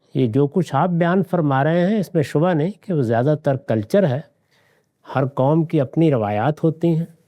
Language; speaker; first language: Urdu; non-native, local second language; Punjabi